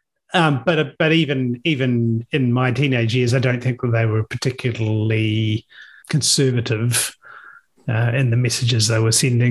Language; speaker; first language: English; native; English